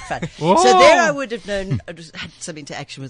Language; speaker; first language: English; native; English